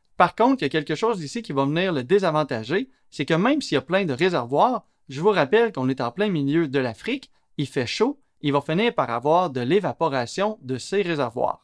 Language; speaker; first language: French; native; French